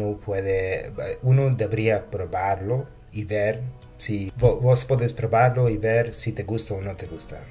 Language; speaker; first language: Spanish; non-native, fluent; English